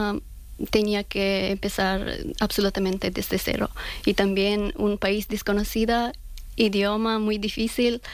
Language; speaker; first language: Spanish; non-native, learner; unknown